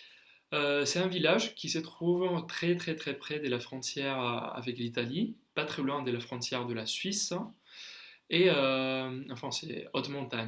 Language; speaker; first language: French; non-native, fluent; Spanish